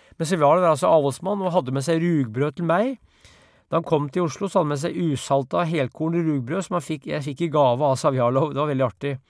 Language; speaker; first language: Norwegian; native; Norwegian